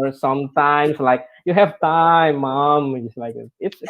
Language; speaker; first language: English; non-native, learner; Indonesian